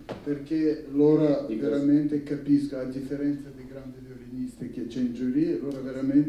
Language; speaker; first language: Italian; non-native, learner; Russian